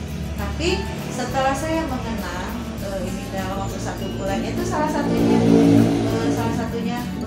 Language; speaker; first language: Indonesian; non-native, local second language; Sundanese